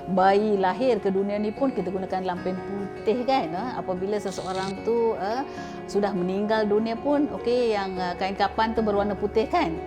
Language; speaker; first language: Malay; non-native, local second language; Tamil